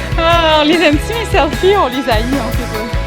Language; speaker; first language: French; native; French